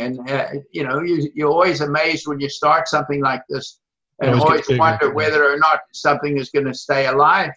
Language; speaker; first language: English; native; English